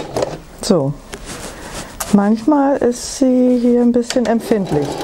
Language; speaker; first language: German; native; German